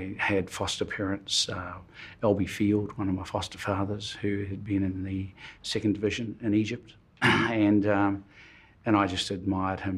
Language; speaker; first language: English; native; English